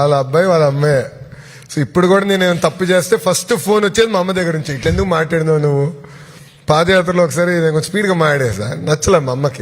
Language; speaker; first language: Telugu; native; Telugu